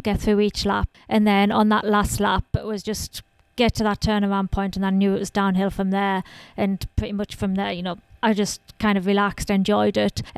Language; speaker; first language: English; native; English